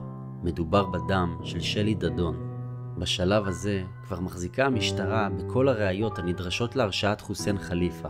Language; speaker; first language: Hebrew; native; Hebrew